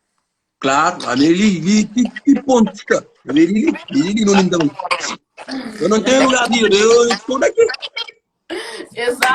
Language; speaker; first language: Portuguese; non-native, learner; Kabuverdianu